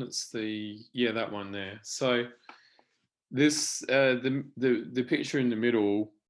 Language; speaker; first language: English; native; English